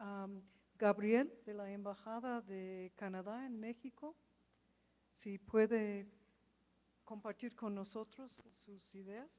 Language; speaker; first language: Spanish; non-native, fluent; English